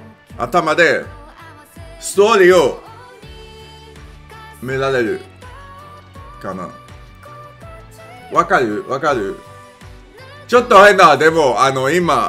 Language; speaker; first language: Japanese; non-native, learner; English